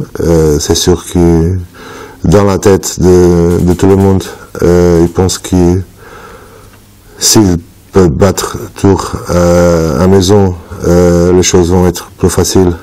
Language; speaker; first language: French; non-native, fluent; Portuguese